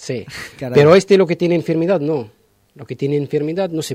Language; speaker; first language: Spanish; non-native, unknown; Arabic